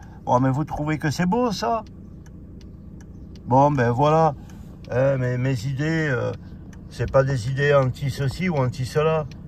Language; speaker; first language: French; native; French